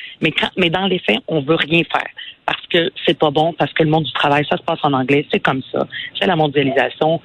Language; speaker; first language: French; early bilingual, other home language; Arabic